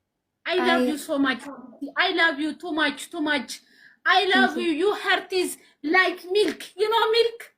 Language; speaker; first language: English; non-native, learner; Amharic